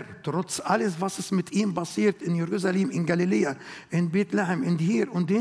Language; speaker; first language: German; non-native, learner; Arabic